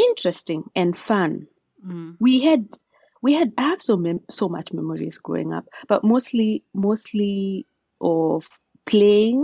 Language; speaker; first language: English; non-native, local second language; Kalenjin